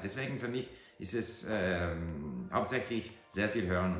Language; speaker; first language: German; non-native, learner; English